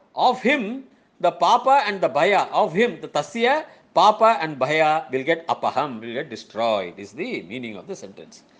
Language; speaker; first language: English; non-native, local second language; Tamil